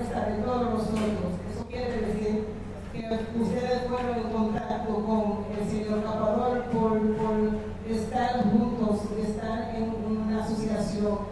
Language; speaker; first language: Spanish; non-native, fluent; Haitian Creole